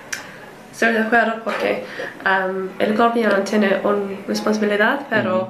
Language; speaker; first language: Spanish; non-native, learner; English